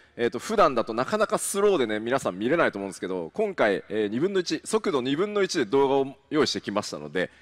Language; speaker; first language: Japanese; native; Japanese